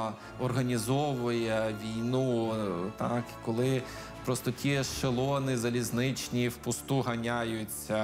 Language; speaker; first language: Ukrainian; native; Ukrainian